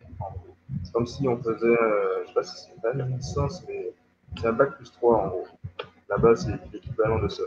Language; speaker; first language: French; native; French